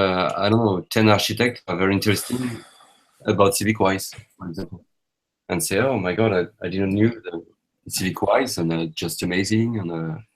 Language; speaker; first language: English; non-native, learner; French